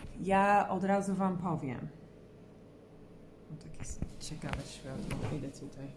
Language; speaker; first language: Polish; non-native, learner; English